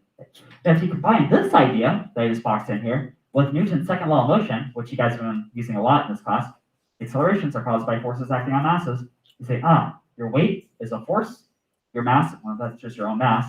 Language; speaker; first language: English; native; English